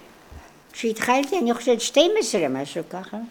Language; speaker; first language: Hebrew; non-native, local second language; Polish